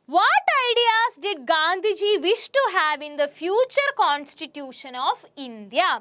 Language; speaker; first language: English; non-native, local second language; Malayalam